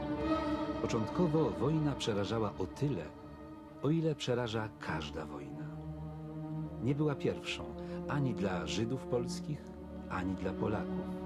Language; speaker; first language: Polish; native; Polish